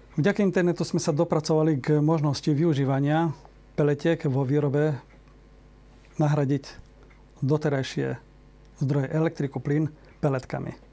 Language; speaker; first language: Slovak; native; Slovak